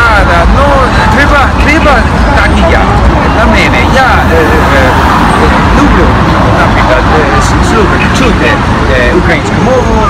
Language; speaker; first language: Ukrainian; non-native, learner; English